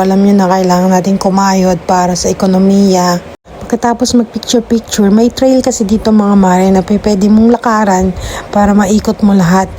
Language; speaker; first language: Filipino; native; Filipino